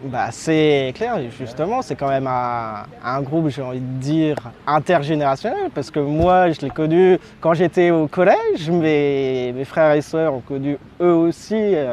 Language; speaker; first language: French; native; French